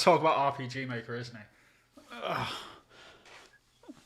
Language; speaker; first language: English; native; English